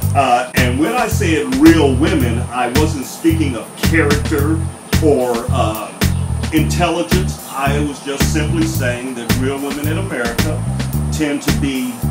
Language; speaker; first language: English; native; English